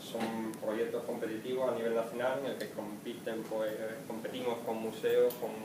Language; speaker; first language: Spanish; native; Spanish